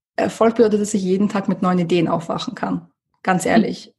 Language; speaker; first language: German; early bilingual, other home language; Russian